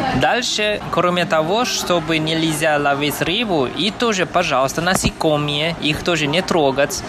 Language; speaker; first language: Russian; non-native, fluent; Chinese